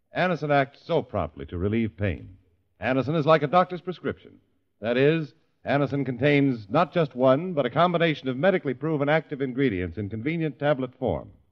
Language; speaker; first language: English; native; English